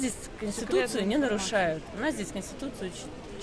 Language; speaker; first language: Russian; native; Russian